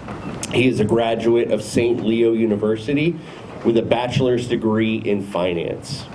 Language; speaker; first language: English; native; English